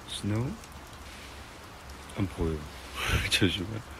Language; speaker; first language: Korean; non-native, learner; Chinese